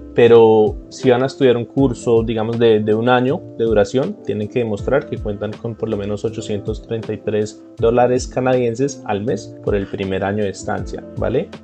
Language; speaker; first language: Spanish; early bilingual, heritage; Spanish